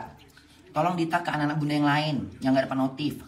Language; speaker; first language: Indonesian; native; Indonesian